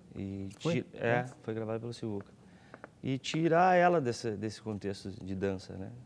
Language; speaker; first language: Portuguese; native; Portuguese